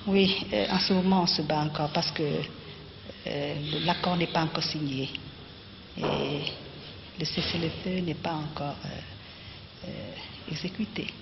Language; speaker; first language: French; non-native, fluent; Vietnamese